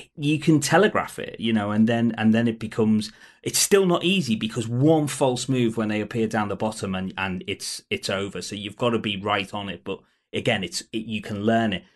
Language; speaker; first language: English; native; English